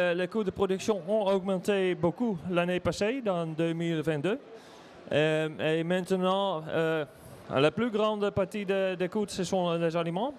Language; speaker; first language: French; non-native, learner; Dutch